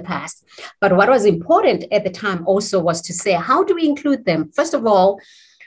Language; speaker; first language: English; non-native, local second language; Zulu